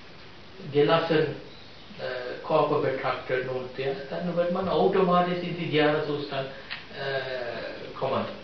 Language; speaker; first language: German; non-native, fluent; Sinhala